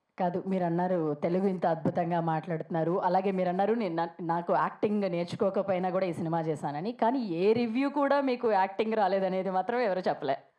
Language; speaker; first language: Telugu; native; Telugu